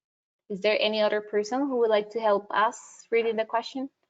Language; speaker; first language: English; non-native, local second language; Spanish